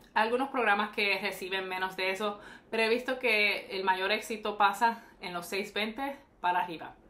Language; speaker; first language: Spanish; early bilingual, heritage; Spanish